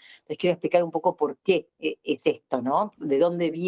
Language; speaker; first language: Spanish; native; Spanish